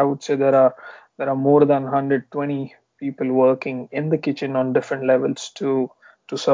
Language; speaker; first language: English; non-native, local second language; Marathi